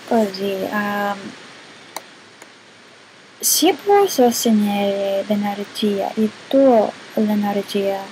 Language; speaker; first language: Italian; non-native, learner; English